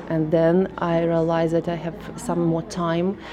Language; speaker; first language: English; non-native, fluent; Russian